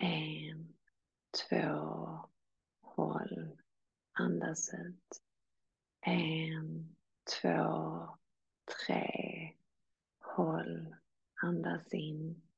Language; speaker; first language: Swedish; native; Swedish